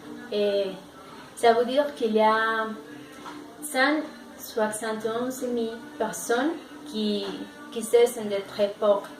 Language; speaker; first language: French; non-native, learner; Spanish